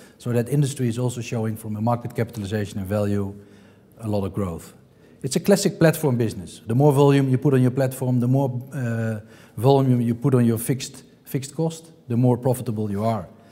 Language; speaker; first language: English; non-native, fluent; Dutch